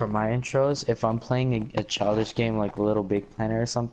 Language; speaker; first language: English; native; English